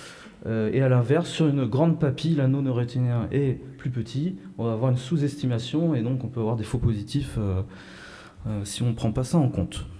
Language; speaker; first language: French; native; French